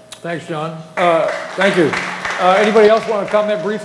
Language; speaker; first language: English; native; English